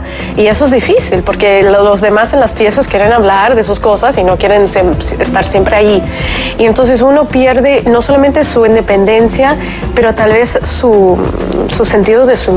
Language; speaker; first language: Spanish; non-native, fluent; Russian